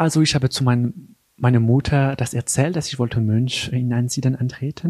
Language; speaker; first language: German; non-native, local second language; French